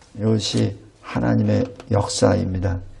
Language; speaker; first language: Korean; native; Korean